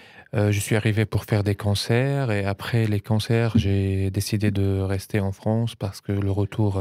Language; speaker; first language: French; non-native, fluent; Arabic